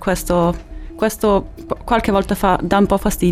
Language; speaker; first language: Italian; non-native, fluent; German